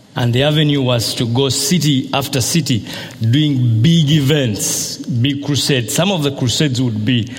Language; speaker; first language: English; non-native, local second language; Ganda